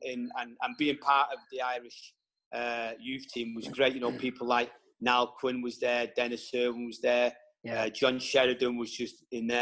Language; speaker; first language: English; native; English